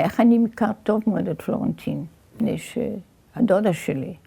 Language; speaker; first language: Hebrew; early bilingual, other home language; Yiddish